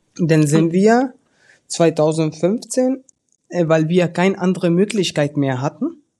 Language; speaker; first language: German; early bilingual, other home language; Arabic